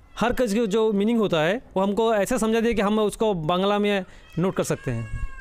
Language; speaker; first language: Hindi; non-native, local second language; Bangla